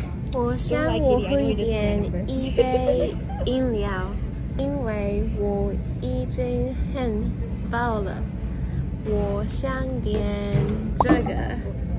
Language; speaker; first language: Chinese; non-native, learner; English